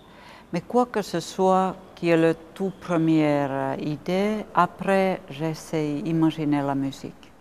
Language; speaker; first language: French; non-native, fluent; Finnish